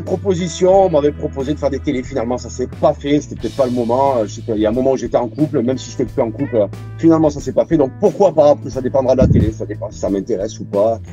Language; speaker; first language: French; native; French